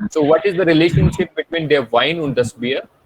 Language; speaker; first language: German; non-native, fluent; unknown